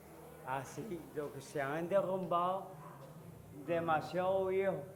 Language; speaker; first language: Spanish; native; Spanish